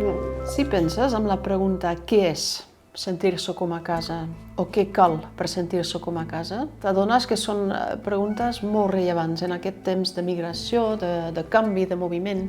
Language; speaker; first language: Catalan; non-native, fluent; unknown